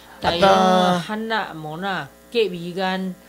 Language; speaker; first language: Filipino; non-native, learner; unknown